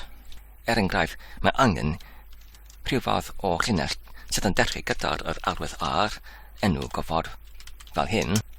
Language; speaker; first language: Welsh; non-native, learner; Polish